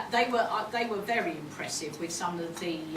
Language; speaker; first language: English; native; English